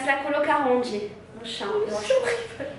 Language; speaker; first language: Portuguese; non-native, learner; French